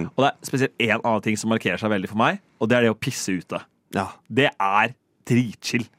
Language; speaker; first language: Norwegian; native; Norwegian